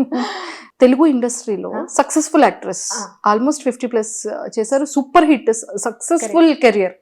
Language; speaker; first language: Telugu; native; Telugu